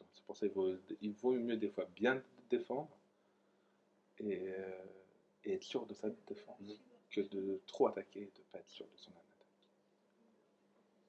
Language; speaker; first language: French; native; French